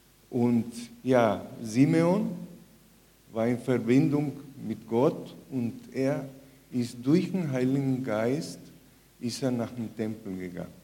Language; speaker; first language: German; non-native, fluent; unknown